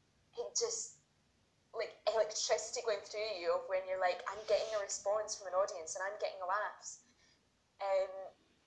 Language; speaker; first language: English; native; English